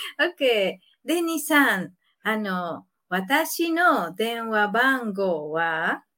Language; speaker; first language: Japanese; non-native, fluent; Spanish